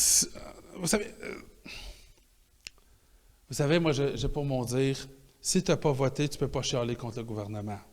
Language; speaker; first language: French; native; French